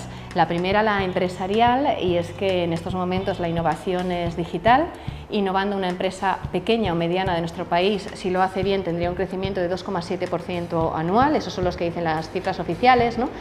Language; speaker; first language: Spanish; native; Spanish